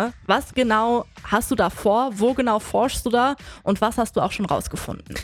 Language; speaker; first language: German; native; German